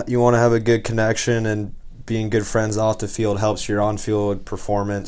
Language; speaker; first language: English; native; English